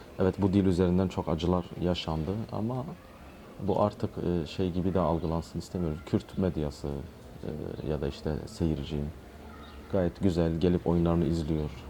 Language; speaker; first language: Turkish; non-native, local second language; Kurdish